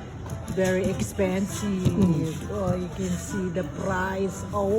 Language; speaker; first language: English; non-native, local second language; Filipino